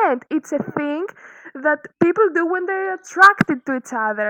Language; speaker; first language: English; non-native, fluent; Greek